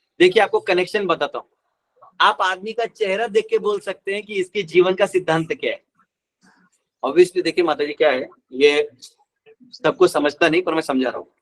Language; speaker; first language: Hindi; non-native, local second language; Marathi